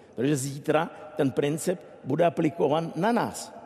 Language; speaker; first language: Czech; non-native, fluent; Ukrainian